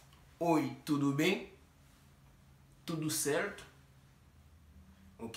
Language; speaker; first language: Portuguese; non-native, learner; Haitian Creole